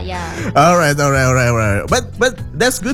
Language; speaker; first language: English; non-native, fluent; Indonesian